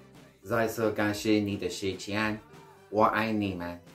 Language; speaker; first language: Chinese; non-native, learner; English